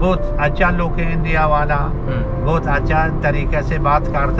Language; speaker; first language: Hindi; non-native, learner; Arabic